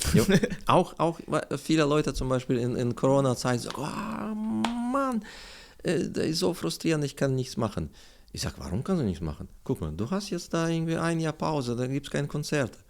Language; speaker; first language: German; non-native, learner; Russian